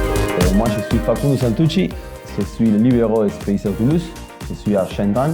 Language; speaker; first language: French; non-native, fluent; Spanish